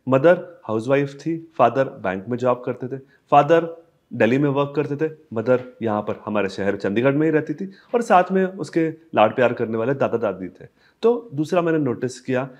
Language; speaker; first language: Hindi; native; Hindi